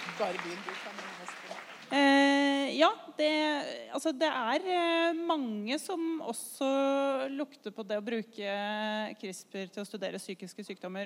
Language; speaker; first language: Norwegian; native; Norwegian